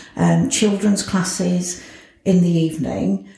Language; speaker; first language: English; native; English